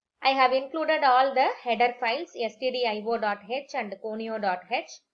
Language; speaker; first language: English; non-native, local second language; Tamil